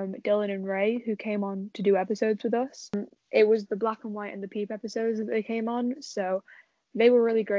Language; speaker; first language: English; native; English